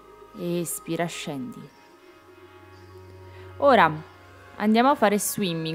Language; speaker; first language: Italian; native; Italian